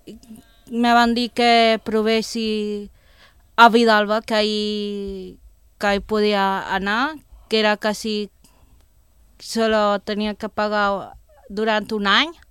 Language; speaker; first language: Catalan; non-native, local second language; Spanish